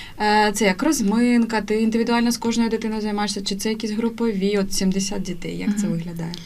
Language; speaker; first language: Ukrainian; native; Ukrainian